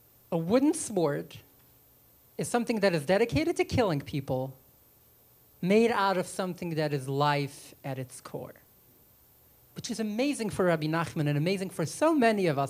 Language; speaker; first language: English; early bilingual, other home language; Yiddish